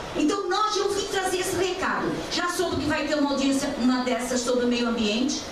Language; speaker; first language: Portuguese; native; Portuguese